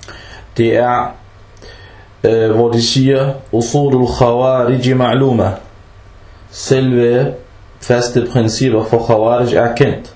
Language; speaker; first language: Danish; early bilingual, other home language; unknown